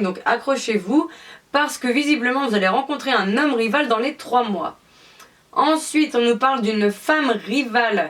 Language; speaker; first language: French; native; French